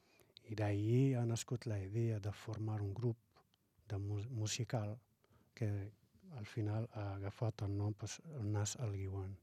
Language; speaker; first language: Catalan; non-native, fluent; Arabic